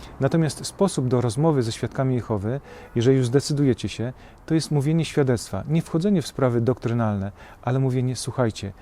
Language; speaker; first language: Polish; native; Polish